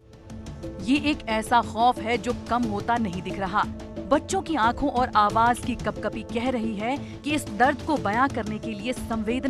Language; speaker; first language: Hindi; native; Hindi